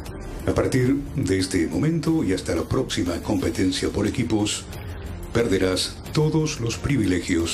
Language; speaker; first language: Spanish; native; Spanish